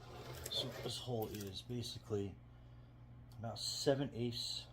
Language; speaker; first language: English; native; English